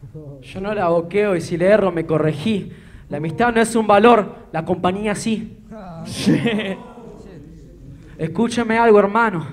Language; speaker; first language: Spanish; native; Spanish